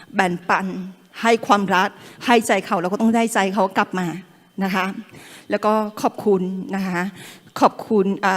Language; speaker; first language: Thai; non-native, local second language; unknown